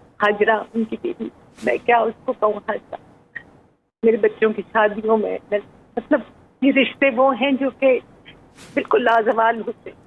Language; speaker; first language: Urdu; non-native, local second language; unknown